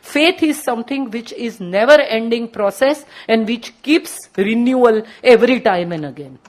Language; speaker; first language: English; non-native, local second language; Gujarati